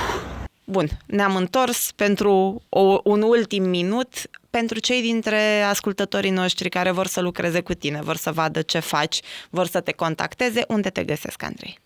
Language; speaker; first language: Romanian; native; Romanian